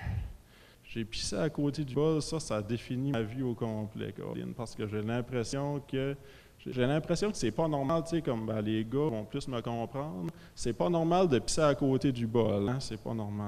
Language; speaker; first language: French; native; French